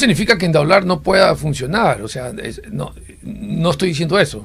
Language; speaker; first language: Spanish; native; Spanish